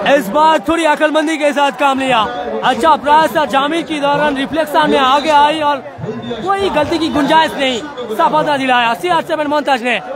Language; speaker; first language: Hindi; non-native, local second language; Bangla